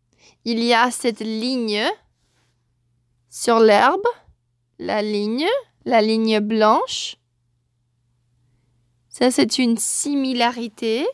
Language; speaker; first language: French; non-native, fluent; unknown